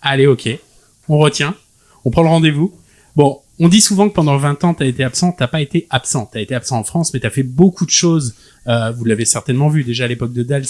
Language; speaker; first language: French; native; French